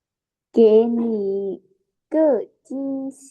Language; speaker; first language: Chinese; non-native, learner; Lao